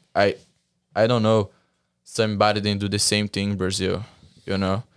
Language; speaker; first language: English; non-native, learner; Portuguese